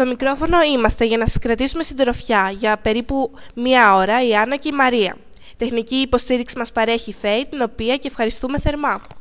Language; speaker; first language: Greek; native; Greek